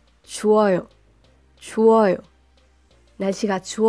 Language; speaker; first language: Korean; non-native, learner; French